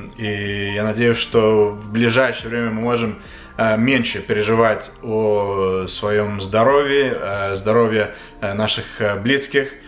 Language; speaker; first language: Russian; non-native, fluent; English